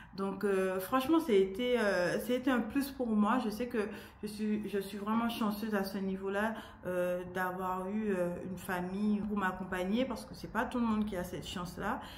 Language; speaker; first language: French; native; French